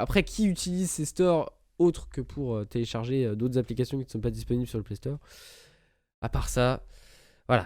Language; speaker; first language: French; native; French